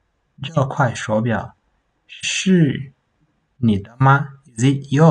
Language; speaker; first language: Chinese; non-native, fluent; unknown